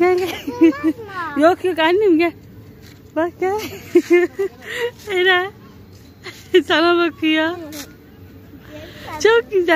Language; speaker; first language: Turkish; native; Turkish